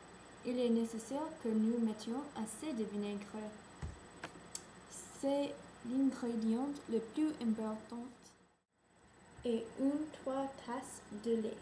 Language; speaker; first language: French; non-native, learner; English